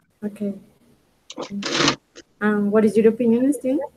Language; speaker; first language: English; non-native, learner; Spanish